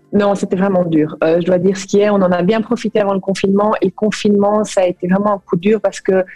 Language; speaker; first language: French; native; French